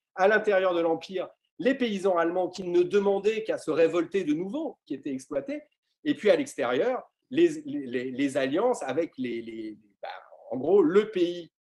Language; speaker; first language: French; native; French